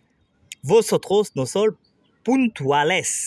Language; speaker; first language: Spanish; non-native, learner; French